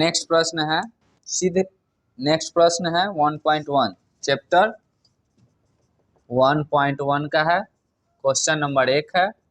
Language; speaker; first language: Hindi; native; Hindi